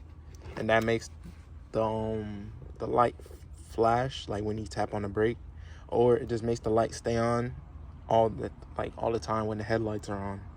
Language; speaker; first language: English; native; English